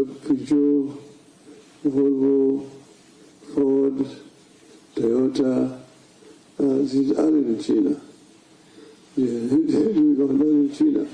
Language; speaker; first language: German; non-native, fluent; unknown